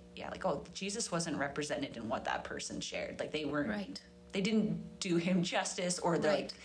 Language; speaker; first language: English; native; English